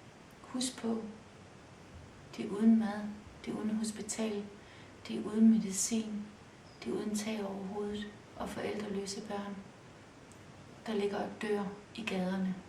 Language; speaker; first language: Danish; early bilingual, other home language; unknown